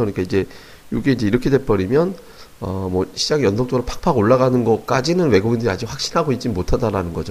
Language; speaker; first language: Korean; native; Korean